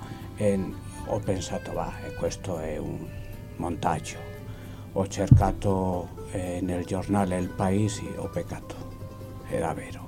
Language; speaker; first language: Italian; non-native, learner; Spanish